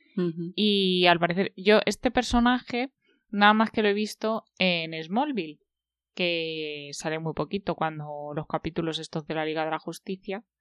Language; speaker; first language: Spanish; native; Spanish